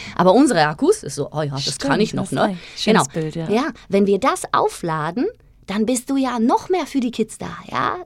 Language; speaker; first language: German; non-native, fluent; Slovak